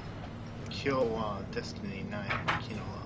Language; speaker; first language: Japanese; non-native, learner; English